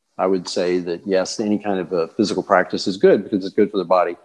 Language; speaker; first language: English; native; English